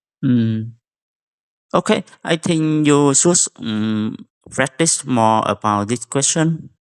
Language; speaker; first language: English; non-native, fluent; Vietnamese